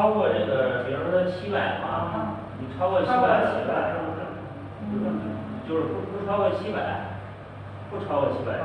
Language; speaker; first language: Chinese; native; Chinese